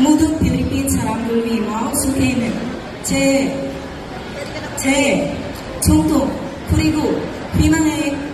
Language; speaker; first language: Korean; non-native, learner; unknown